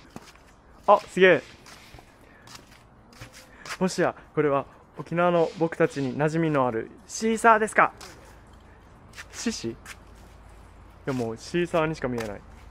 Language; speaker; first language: Japanese; native; Japanese